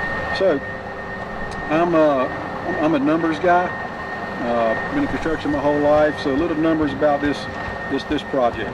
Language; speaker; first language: English; native; English